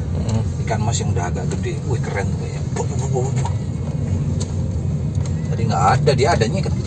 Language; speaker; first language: Indonesian; native; Indonesian